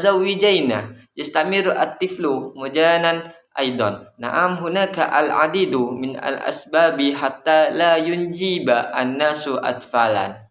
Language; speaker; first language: Arabic; non-native, learner; Indonesian